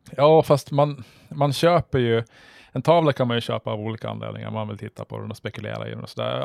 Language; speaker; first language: Swedish; native; Swedish